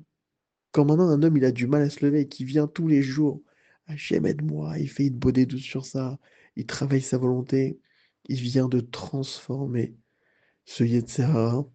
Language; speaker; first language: French; native; French